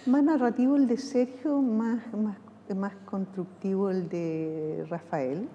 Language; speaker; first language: Spanish; native; Spanish